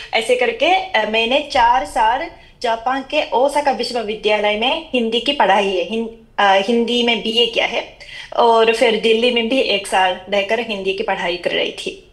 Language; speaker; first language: Hindi; non-native, fluent; Japanese